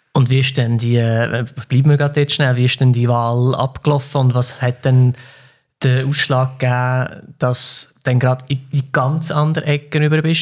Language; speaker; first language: German; native; German